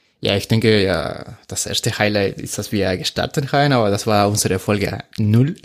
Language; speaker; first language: German; non-native, fluent; Spanish